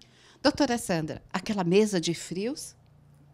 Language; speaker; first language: Portuguese; native; Portuguese